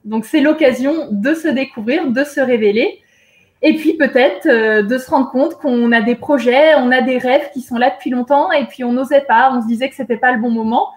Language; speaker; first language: French; native; French